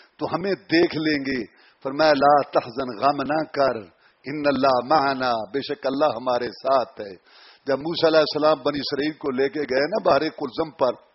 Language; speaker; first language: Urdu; non-native, local second language; Punjabi